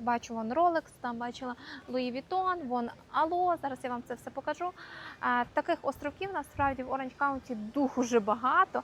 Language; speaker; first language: Ukrainian; native; Ukrainian